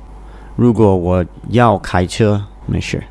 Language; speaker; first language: Chinese; non-native, learner; English